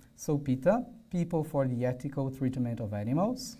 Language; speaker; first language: English; non-native, fluent; Portuguese